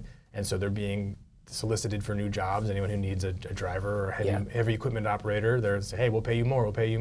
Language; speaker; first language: English; native; English